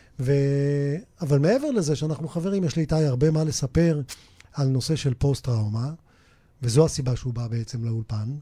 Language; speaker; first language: Hebrew; native; Hebrew